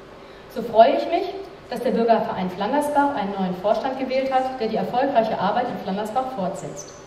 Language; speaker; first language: German; native; German